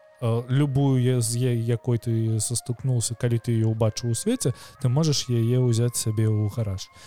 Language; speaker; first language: Belarusian; non-native, local second language; Russian